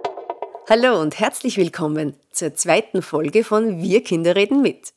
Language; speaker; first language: German; native; German